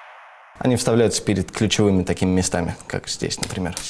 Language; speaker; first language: Russian; native; Russian